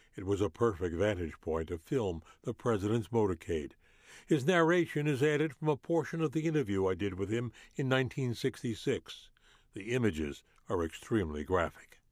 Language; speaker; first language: English; native; English